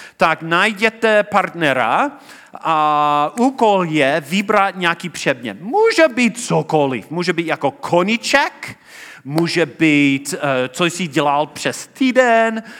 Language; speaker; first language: Czech; non-native, fluent; English